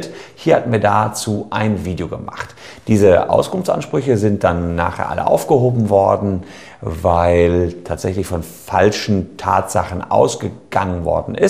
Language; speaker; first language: German; native; German